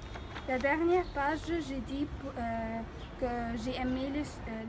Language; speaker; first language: French; non-native, fluent; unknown